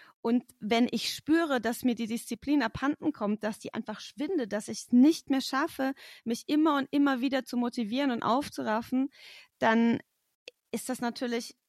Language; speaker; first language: German; native; German